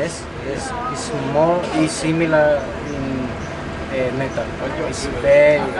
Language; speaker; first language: English; non-native, learner; Spanish